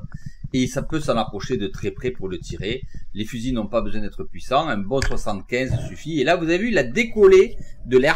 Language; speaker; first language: French; native; French